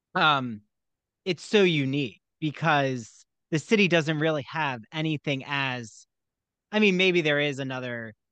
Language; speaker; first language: English; native; English